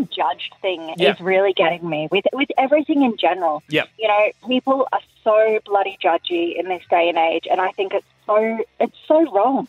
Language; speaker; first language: English; native; English